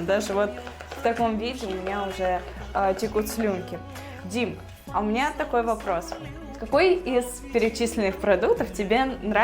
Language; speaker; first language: Russian; native; Russian